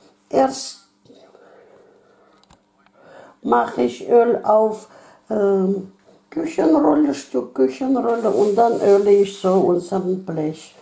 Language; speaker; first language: German; non-native, fluent; Russian